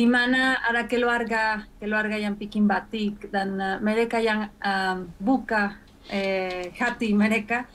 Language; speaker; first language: Indonesian; non-native, fluent; Spanish